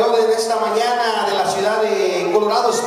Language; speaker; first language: Spanish; native; Spanish